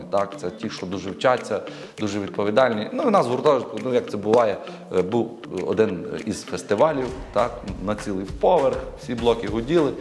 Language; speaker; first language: Ukrainian; native; Ukrainian